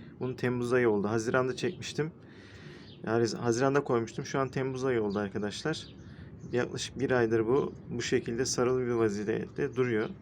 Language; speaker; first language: Turkish; native; Turkish